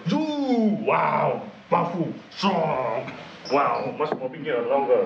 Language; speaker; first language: English; non-native, learner; Vietnamese